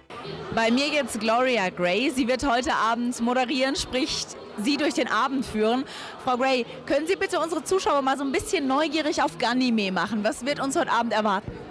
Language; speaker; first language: German; native; German